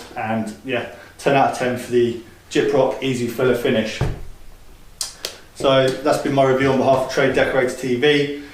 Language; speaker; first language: English; native; English